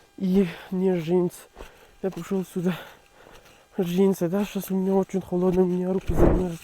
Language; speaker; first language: Russian; non-native, learner; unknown